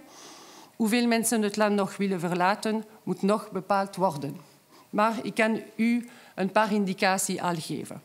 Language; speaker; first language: Dutch; non-native, local second language; French